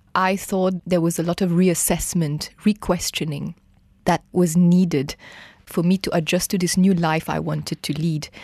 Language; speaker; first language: English; non-native, fluent; Morisyen